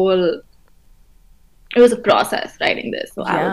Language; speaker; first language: English; non-native, local second language; Hindi